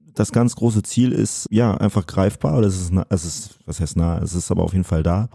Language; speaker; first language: German; early bilingual, other home language; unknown